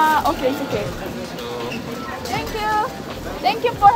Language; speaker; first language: English; non-native, learner; Korean